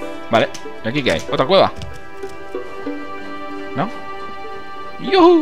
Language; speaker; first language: Spanish; native; Spanish